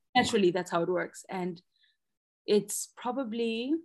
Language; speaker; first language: English; non-native, local second language; Zulu